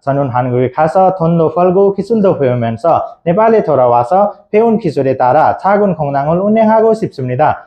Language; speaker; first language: Korean; non-native, learner; Nepali